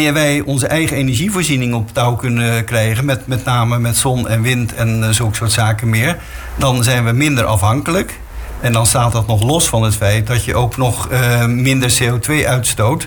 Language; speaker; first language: Dutch; native; Dutch